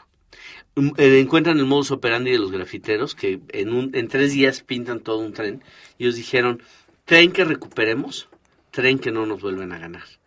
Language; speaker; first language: Spanish; native; Spanish